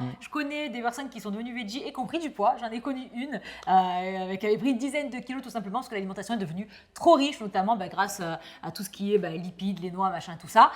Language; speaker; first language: French; native; French